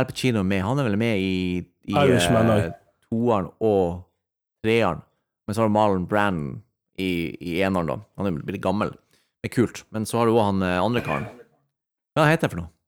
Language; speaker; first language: Norwegian; native; Norwegian